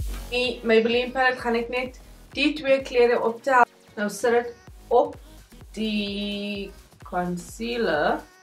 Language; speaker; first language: Afrikaans; non-native, learner; English